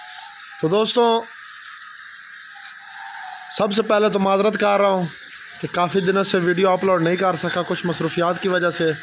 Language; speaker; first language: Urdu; non-native, local second language; Punjabi